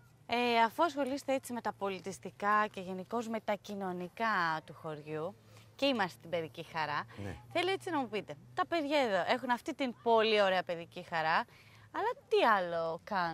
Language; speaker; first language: Greek; native; Greek